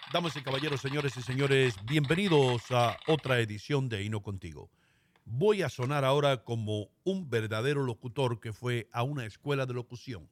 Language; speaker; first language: Spanish; native; Spanish